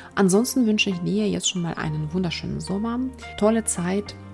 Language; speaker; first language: German; non-native, fluent; Ukrainian